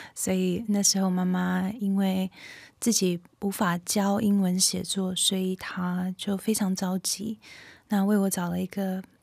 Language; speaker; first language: Chinese; early bilingual, heritage; Chinese